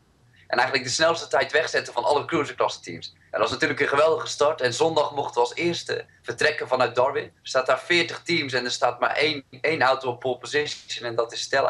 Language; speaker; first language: Dutch; native; Dutch